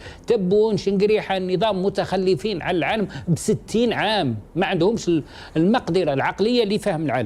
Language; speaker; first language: Arabic; native; Arabic